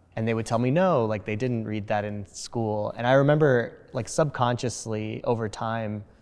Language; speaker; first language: English; early bilingual, other home language; Spanish